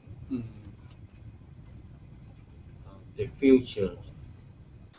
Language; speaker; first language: English; non-native, learner; Chinese